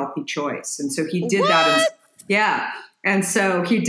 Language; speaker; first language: English; native; English